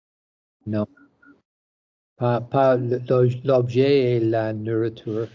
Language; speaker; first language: French; non-native, learner; English